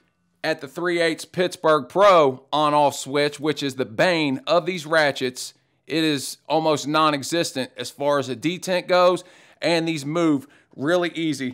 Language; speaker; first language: English; native; English